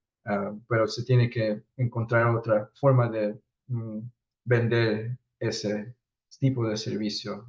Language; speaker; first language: Spanish; early bilingual, heritage; Spanish